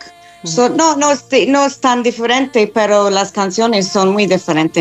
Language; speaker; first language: Spanish; non-native, fluent; English